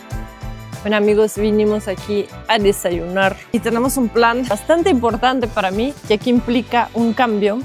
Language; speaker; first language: Spanish; non-native, fluent; Russian